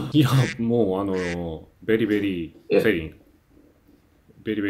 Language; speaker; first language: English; non-native, learner; Japanese